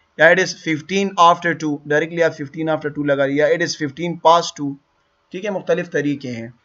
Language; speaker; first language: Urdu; non-native, local second language; Pashto